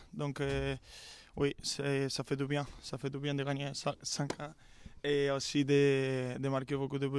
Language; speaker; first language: French; non-native, learner; Spanish